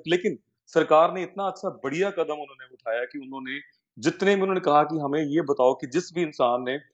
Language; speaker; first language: Hindi; native; Hindi